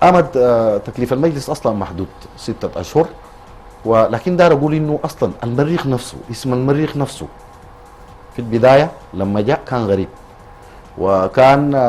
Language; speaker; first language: Arabic; native; Arabic